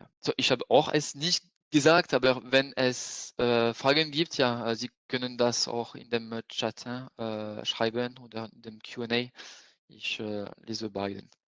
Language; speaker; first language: German; non-native, fluent; French